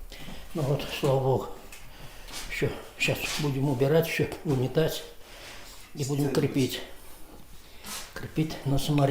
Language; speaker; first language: Russian; native; Russian